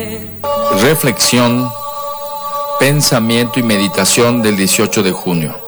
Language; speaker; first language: Spanish; native; Spanish